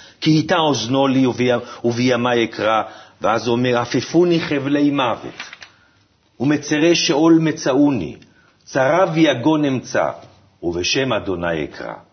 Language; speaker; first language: Hebrew; native; Hebrew